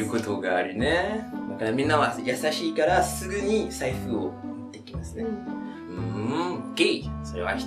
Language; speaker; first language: Japanese; non-native, fluent; French